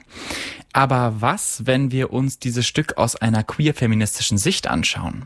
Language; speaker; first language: German; native; German